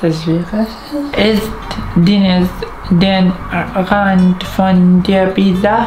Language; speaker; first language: German; non-native, learner; Arabic